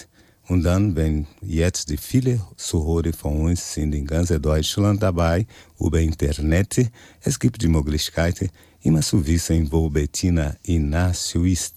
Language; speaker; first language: German; non-native, fluent; Portuguese